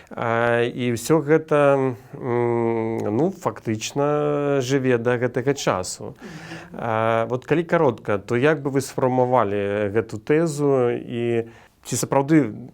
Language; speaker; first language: Belarusian; native; Belarusian